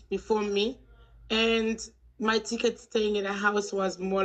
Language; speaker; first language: English; non-native, local second language; Shona